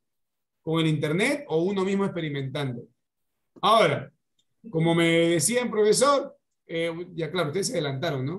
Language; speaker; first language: Spanish; native; Spanish